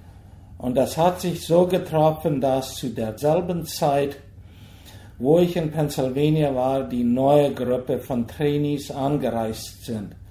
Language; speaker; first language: German; early bilingual, heritage; German